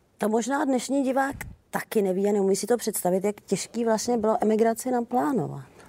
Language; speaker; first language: Czech; native; Czech